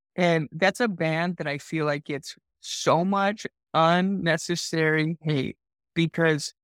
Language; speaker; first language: English; native; English